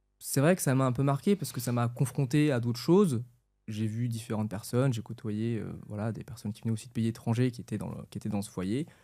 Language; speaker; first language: French; native; French